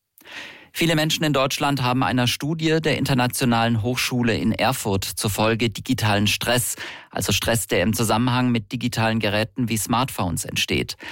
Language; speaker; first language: German; native; German